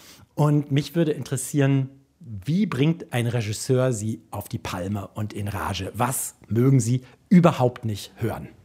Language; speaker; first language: German; native; German